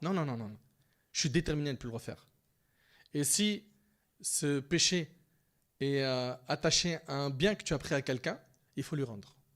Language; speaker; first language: French; native; French